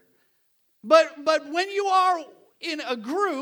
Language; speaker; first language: English; native; English